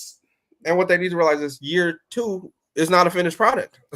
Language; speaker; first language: English; native; English